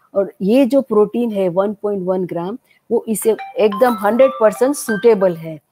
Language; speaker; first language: Hindi; non-native, local second language; Gujarati